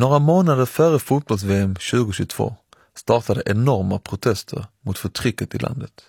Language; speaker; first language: Swedish; early bilingual, other home language; Persian